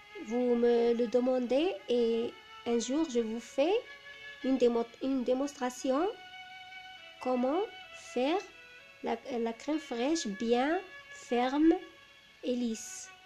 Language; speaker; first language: French; non-native, local second language; Arabic